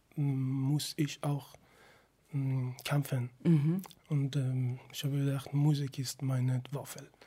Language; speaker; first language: German; non-native, fluent; Persian